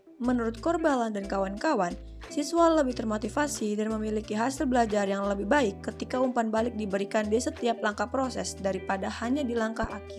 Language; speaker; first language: Indonesian; native; Indonesian